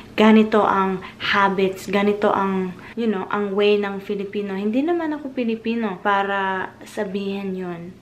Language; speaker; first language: Filipino; non-native, fluent; English